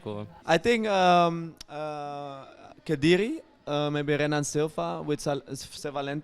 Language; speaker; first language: English; non-native, fluent; Dutch